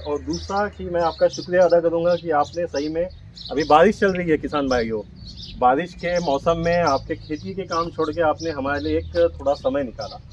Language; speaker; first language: Hindi; non-native, local second language; Marathi